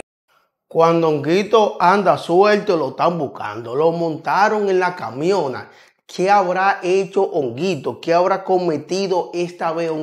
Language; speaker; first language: Spanish; native; Spanish